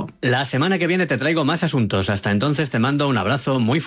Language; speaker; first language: Spanish; native; Spanish